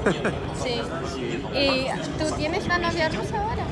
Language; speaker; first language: Spanish; non-native, fluent; Russian